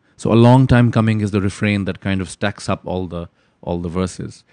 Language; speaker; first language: English; non-native, local second language; Urdu